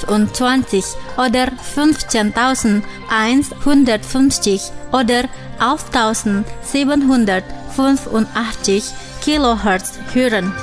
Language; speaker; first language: German; non-native, fluent; Indonesian